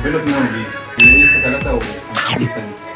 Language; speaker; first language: Arabic; native; Arabic